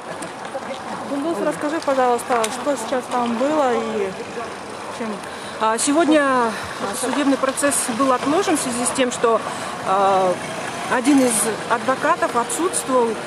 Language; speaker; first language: Russian; native; Russian